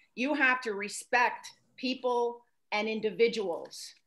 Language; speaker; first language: English; native; English